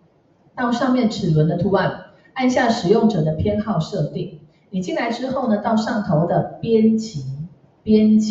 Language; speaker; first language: Chinese; native; Chinese